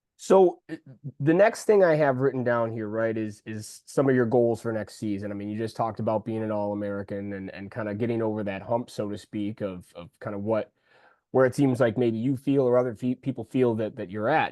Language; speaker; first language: English; native; English